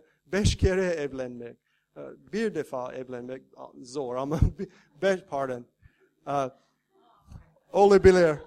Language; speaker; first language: Turkish; non-native, fluent; English